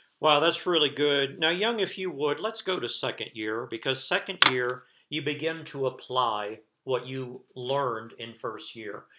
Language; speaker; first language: English; native; English